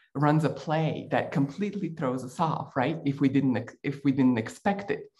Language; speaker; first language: English; non-native, fluent; Bulgarian